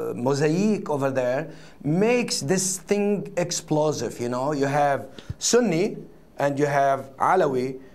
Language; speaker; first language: English; non-native, fluent; Arabic